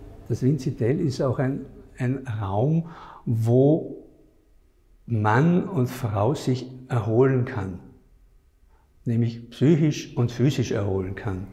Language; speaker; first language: German; native; German